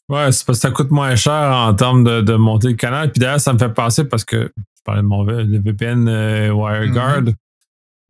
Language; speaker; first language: French; native; French